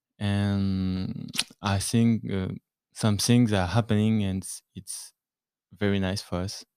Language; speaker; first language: English; non-native, learner; French